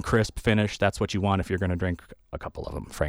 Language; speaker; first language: English; native; English